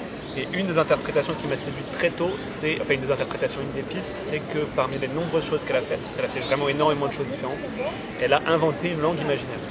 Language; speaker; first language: French; native; French